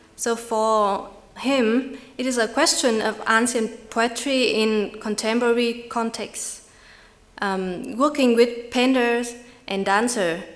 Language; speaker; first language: English; non-native, fluent; Vietnamese